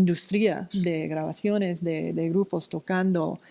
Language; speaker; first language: Spanish; non-native, fluent; English